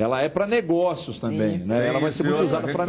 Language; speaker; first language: Portuguese; native; Portuguese